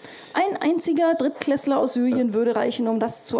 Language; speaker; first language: German; native; German